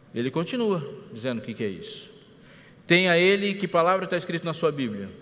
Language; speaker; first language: Portuguese; native; Portuguese